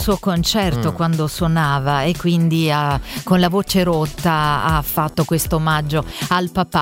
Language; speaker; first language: Italian; native; Italian